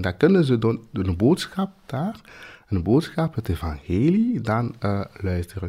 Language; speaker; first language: Dutch; non-native, fluent; Swahili